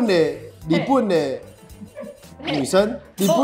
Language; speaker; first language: Chinese; native; Chinese